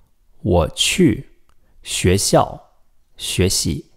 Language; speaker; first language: Chinese; non-native, fluent; English